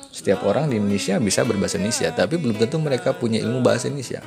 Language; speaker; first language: Malay; non-native, local second language; Sundanese